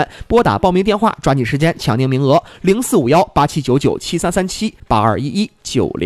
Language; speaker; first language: Chinese; native; Chinese